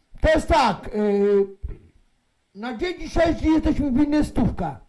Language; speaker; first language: Polish; native; Polish